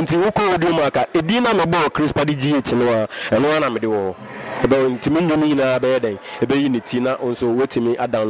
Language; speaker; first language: English; non-native, local second language; Akan